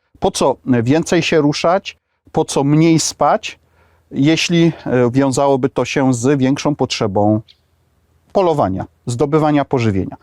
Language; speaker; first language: Polish; native; Polish